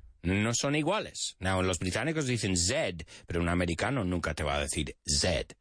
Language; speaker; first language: Spanish; non-native, fluent; English